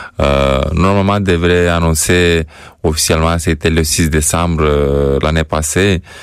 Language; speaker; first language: French; non-native, fluent; Romanian